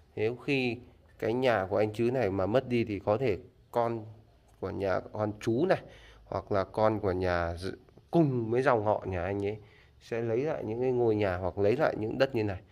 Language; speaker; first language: Vietnamese; native; Vietnamese